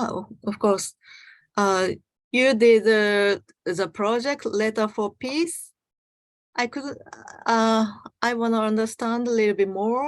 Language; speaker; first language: English; non-native, learner; Japanese